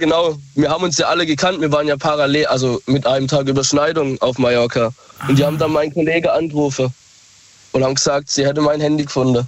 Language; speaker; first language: German; native; German